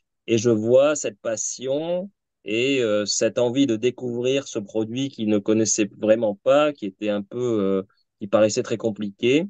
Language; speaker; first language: French; native; French